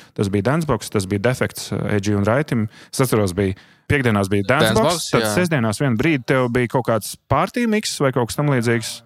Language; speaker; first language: Latvian; native; Latvian